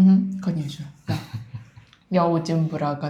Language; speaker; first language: Russian; non-native, learner; Japanese